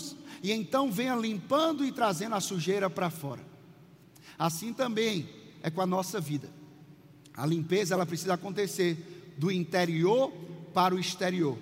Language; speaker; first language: Portuguese; native; Portuguese